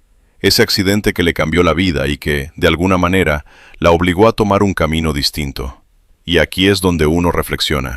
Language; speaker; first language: Spanish; native; Spanish